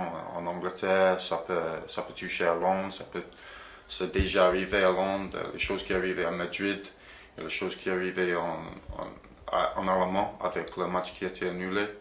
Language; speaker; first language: French; non-native, fluent; English